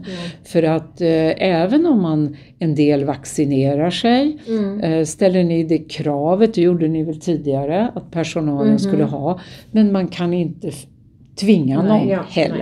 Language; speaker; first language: Swedish; native; Swedish